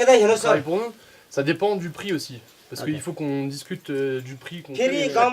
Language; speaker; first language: French; native; French